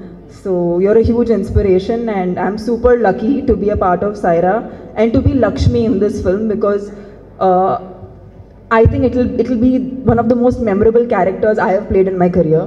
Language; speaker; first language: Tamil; non-native, learner; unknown